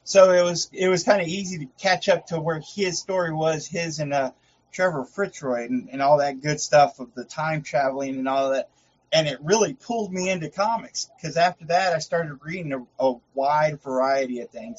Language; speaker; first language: English; native; English